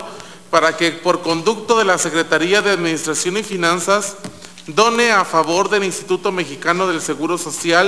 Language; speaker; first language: Spanish; native; Spanish